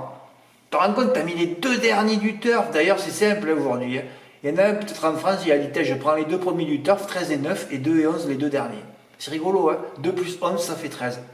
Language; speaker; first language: French; native; French